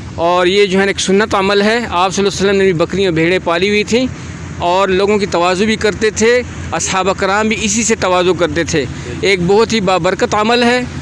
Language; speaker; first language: Urdu; non-native, local second language; Pashto